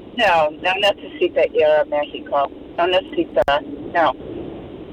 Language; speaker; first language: Spanish; non-native, fluent; English